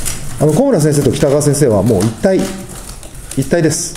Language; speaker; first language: Japanese; native; Japanese